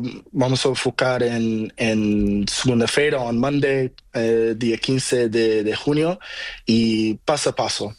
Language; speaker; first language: Spanish; non-native, learner; Portuguese